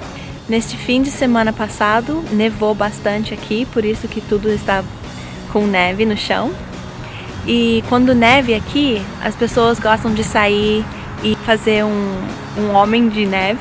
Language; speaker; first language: Portuguese; early bilingual, heritage; Portuguese